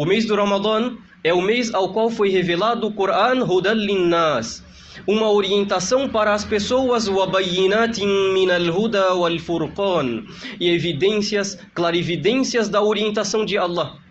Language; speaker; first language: Portuguese; native; Portuguese